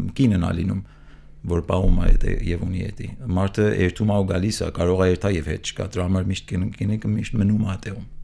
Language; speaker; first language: Armenian; early bilingual, heritage; Armenian